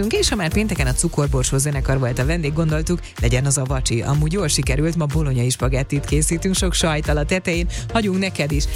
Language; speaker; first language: Hungarian; native; Hungarian